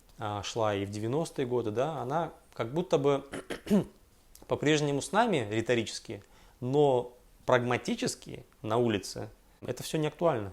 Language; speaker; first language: Russian; native; Russian